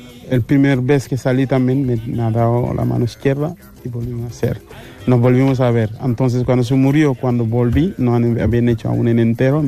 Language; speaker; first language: Spanish; non-native, fluent; Wolof